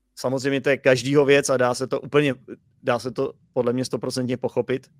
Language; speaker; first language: Czech; native; Czech